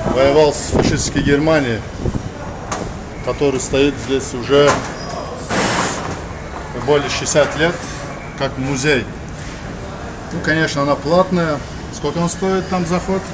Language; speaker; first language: Russian; non-native, fluent; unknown